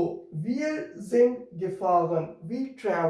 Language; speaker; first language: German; non-native, fluent; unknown